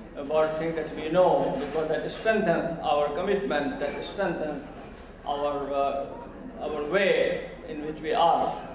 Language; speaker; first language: English; non-native, local second language; Urdu